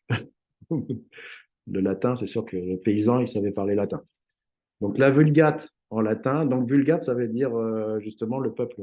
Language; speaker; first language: French; native; French